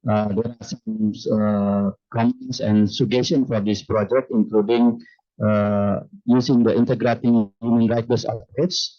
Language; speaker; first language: English; non-native, fluent; Indonesian